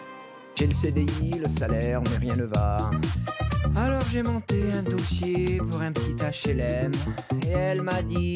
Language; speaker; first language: French; native; French